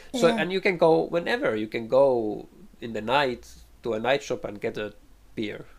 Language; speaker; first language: English; non-native, fluent; Finnish